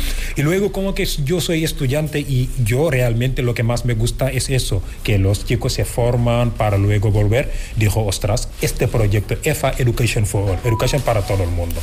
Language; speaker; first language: Spanish; non-native, fluent; Wolof